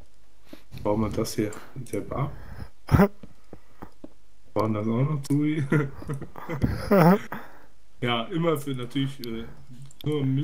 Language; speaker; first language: German; native; German